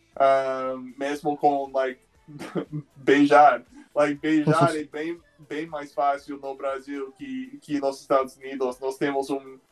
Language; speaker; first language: Portuguese; non-native, fluent; English